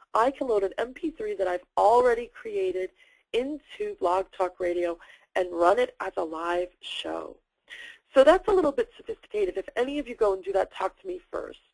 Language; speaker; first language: English; native; English